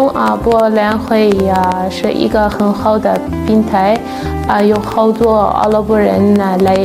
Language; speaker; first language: Chinese; non-native, fluent; Arabic